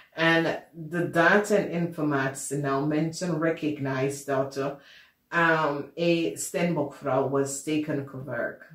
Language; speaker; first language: Dutch; non-native, fluent; English